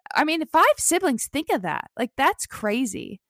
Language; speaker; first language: English; early bilingual, other home language; Italian